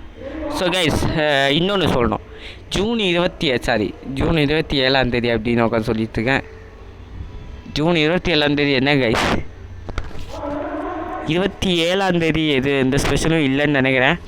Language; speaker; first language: Tamil; native; Tamil